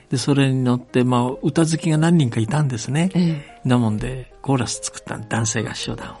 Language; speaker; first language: Japanese; native; Japanese